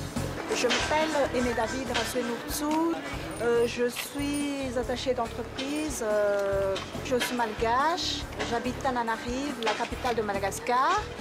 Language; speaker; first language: French; non-native, local second language; Malagasy